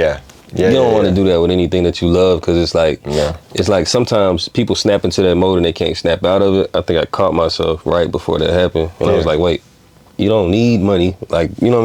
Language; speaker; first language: English; native; English